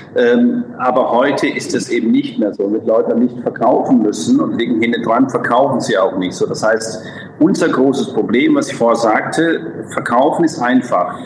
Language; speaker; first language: German; non-native, fluent; Croatian